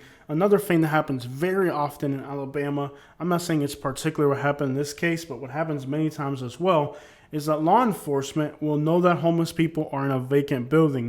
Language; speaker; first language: English; native; English